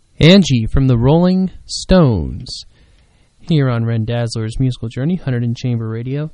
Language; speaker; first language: English; native; English